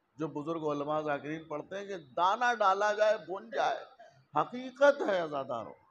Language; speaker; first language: Urdu; native; Urdu